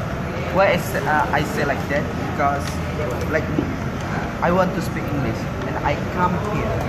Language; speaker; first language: English; non-native, learner; Indonesian